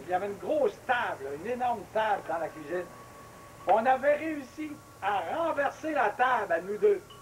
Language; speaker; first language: French; native; French